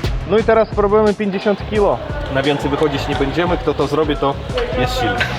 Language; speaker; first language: Polish; non-native, fluent; Russian